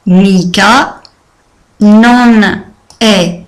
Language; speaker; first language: Italian; non-native, fluent; French